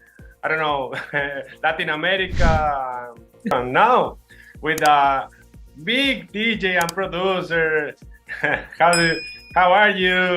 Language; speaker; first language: English; non-native, learner; Spanish